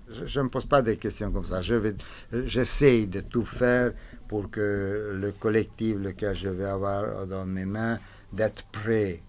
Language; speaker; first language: French; non-native, fluent; Romanian